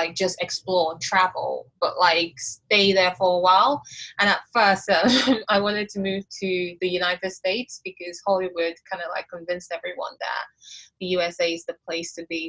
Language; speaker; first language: English; non-native, local second language; Igbo